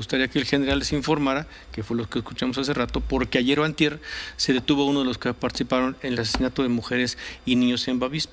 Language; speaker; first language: Spanish; native; Spanish